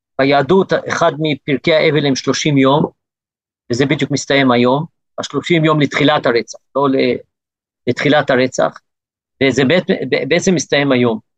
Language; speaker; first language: Hebrew; early bilingual, other home language; English